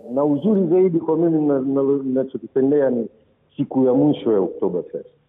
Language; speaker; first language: Swahili; native; Swahili